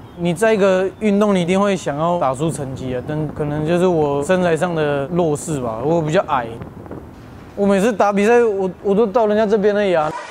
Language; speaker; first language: Chinese; native; Chinese